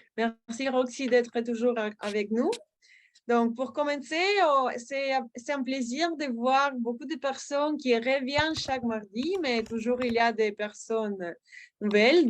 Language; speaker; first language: French; non-native, learner; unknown